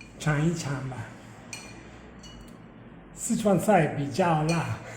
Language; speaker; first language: Chinese; non-native, fluent; Italian